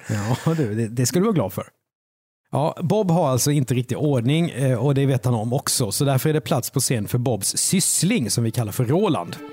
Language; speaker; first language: Swedish; native; Swedish